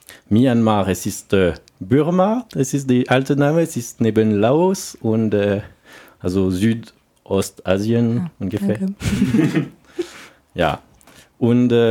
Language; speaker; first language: German; non-native, learner; French